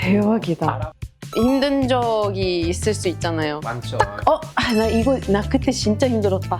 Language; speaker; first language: Korean; non-native, fluent; Arabic